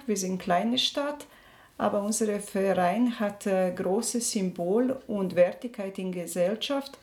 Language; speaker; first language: German; non-native, learner; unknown